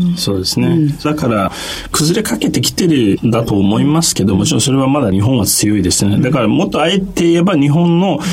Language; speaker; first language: Japanese; non-native, fluent; Turkish